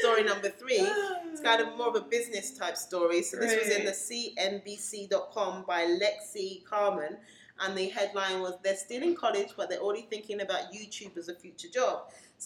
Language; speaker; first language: English; native; English